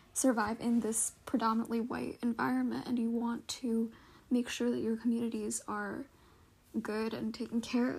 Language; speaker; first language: English; native; English